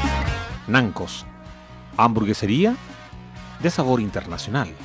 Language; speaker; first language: Spanish; native; Spanish